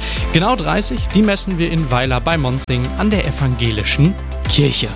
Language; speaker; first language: German; native; German